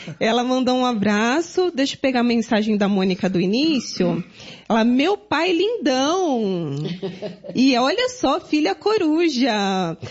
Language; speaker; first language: Portuguese; native; Portuguese